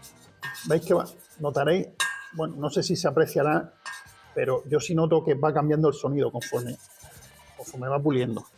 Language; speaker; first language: Spanish; native; Spanish